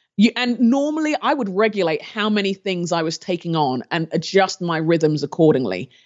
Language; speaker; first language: English; native; English